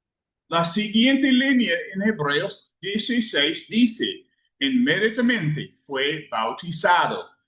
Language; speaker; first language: Spanish; non-native, learner; English